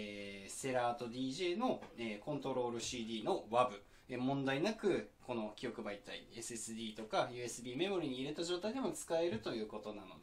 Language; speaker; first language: Japanese; native; Japanese